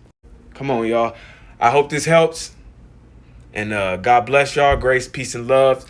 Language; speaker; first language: English; native; English